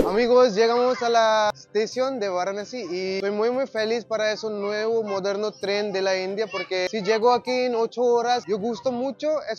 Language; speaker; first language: Spanish; non-native, learner; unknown